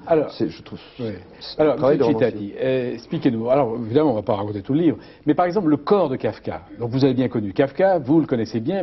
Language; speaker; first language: French; native; French